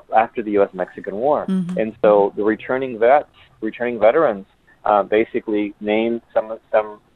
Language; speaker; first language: English; early bilingual, other home language; Spanish